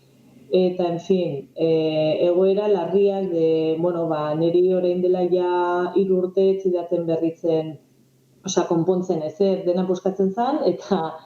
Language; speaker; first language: Basque; non-native, local second language; Spanish